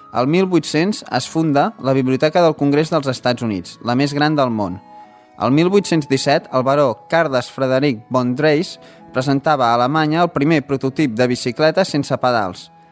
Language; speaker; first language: Catalan; native; Catalan